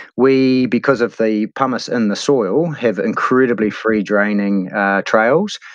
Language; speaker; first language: English; native; English